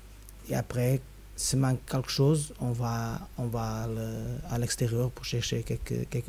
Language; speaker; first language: French; non-native, fluent; Spanish